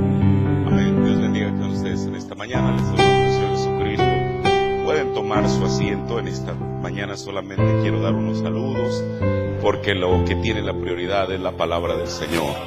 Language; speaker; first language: Spanish; native; Spanish